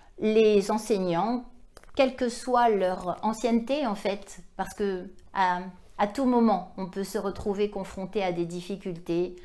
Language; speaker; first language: French; native; French